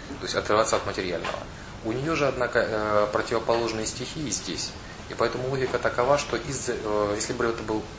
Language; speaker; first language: Russian; non-native, local second language; Ukrainian